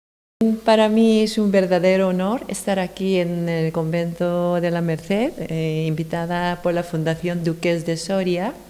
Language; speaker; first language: Spanish; non-native, fluent; Korean